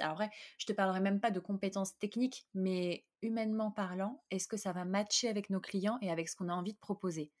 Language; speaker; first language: French; native; French